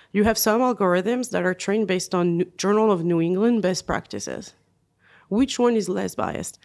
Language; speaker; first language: English; non-native, fluent; French